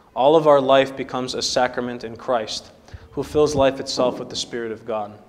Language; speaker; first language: English; native; English